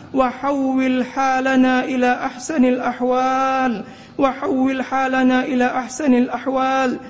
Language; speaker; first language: Arabic; non-native, fluent; Malay